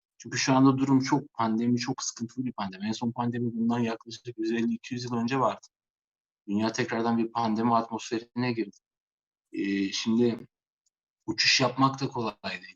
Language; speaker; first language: Turkish; native; Turkish